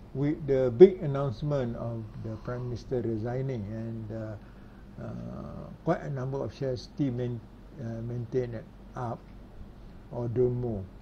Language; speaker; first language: English; non-native, local second language; Malay